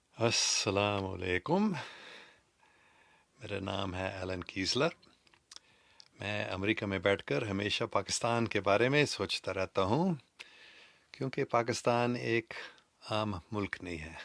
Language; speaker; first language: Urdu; non-native, fluent; English